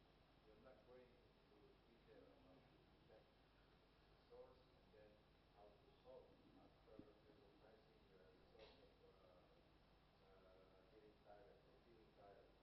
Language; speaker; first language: English; non-native, fluent; Indonesian